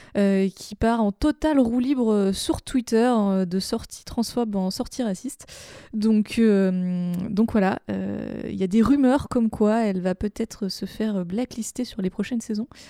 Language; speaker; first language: French; native; French